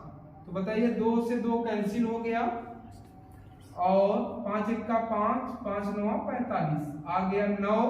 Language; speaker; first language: Hindi; native; Hindi